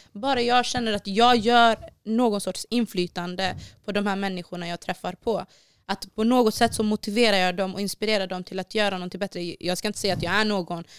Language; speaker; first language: Swedish; early bilingual, other home language; Baluchi